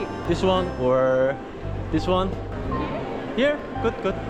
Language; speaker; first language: English; non-native, learner; Korean